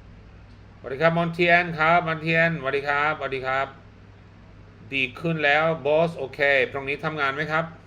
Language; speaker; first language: Thai; non-native, fluent; Swedish